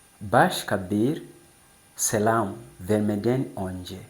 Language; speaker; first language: Turkish; non-native, fluent; English